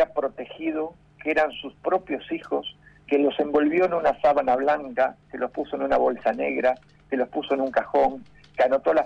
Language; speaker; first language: Spanish; native; Spanish